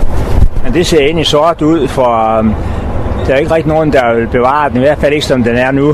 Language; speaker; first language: Danish; native; Danish